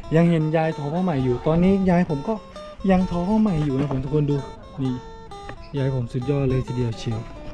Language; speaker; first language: Thai; native; Thai